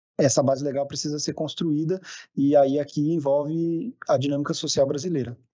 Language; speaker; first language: Portuguese; native; Portuguese